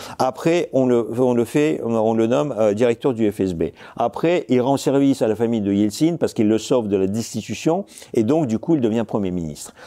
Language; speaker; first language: French; non-native, fluent; Russian